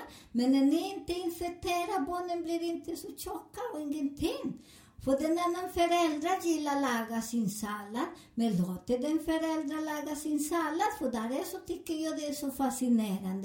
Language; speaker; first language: Swedish; non-native, learner; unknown